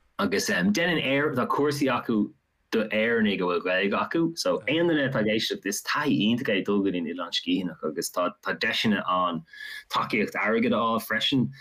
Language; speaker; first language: Irish; non-native, local second language; English